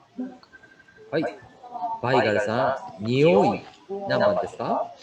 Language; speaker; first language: Japanese; native; Japanese